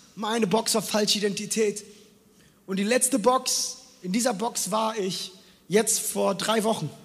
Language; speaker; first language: German; native; German